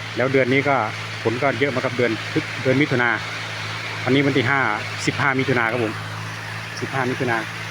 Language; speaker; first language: Thai; non-native, local second language; Northeastern Thai